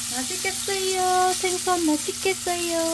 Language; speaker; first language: Korean; non-native, learner; Vietnamese